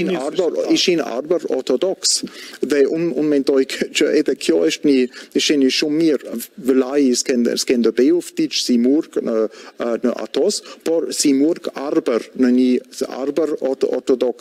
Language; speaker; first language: Albanian; non-native, fluent; German